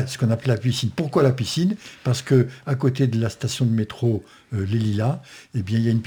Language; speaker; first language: French; native; French